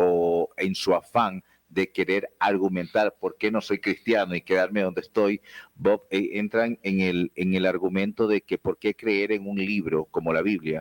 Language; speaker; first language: Spanish; native; Spanish